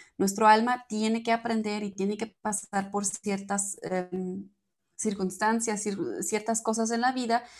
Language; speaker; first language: Spanish; non-native, fluent; German